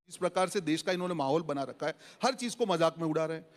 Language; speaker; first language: Hindi; non-native, local second language; Gujarati